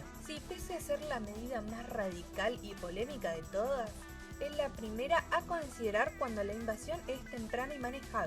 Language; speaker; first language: Spanish; native; Spanish